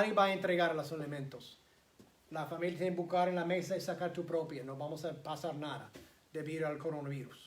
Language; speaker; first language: Spanish; non-native, fluent; English